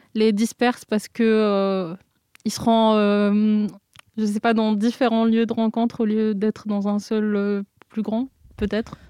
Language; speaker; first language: French; non-native, local second language; Arabic